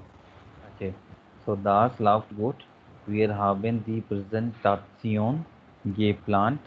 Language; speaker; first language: German; non-native, learner; Hindi